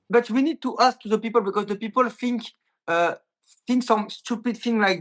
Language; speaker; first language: English; non-native, learner; French